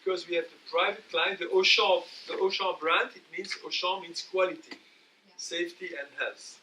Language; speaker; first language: English; non-native, fluent; French